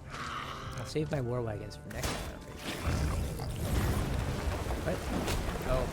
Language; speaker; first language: English; native; English